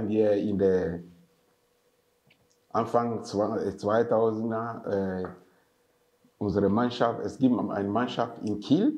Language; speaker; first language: German; non-native, fluent; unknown